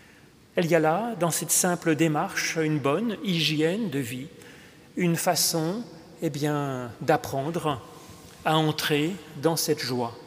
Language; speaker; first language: French; native; French